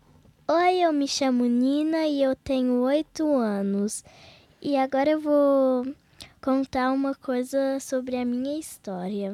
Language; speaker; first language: Portuguese; early bilingual, heritage; Portuguese